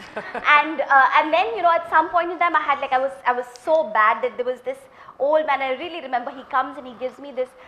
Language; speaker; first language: English; non-native, local second language; Malayalam